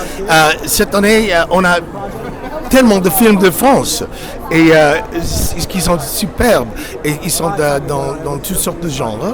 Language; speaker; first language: French; non-native, fluent; English